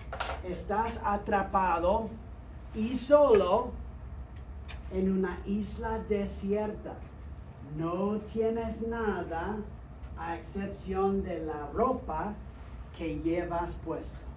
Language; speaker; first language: Spanish; non-native, fluent; English